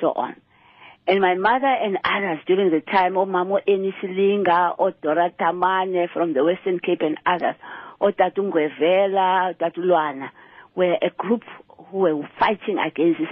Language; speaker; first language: English; non-native, local second language; Xhosa